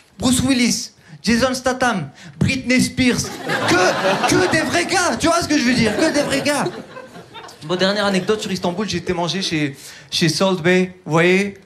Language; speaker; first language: French; early bilingual, other home language; Turkish